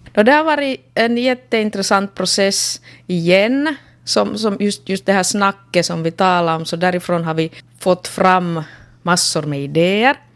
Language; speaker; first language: Swedish; native; Swedish